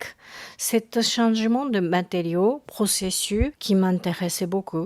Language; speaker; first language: French; non-native, learner; Japanese